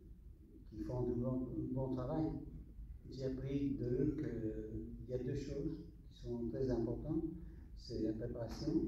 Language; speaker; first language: French; non-native, fluent; English